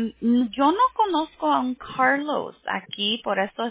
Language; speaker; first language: Spanish; early bilingual, heritage; Spanish